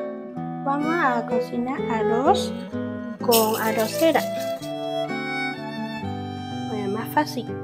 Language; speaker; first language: Spanish; non-native, learner; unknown